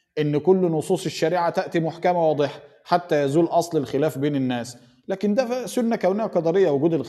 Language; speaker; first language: Arabic; native; Arabic